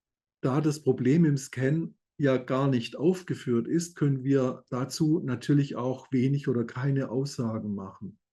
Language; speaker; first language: German; native; German